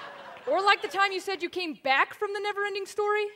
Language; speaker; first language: English; native; English